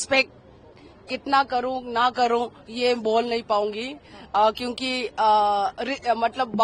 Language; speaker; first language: Hindi; non-native, local second language; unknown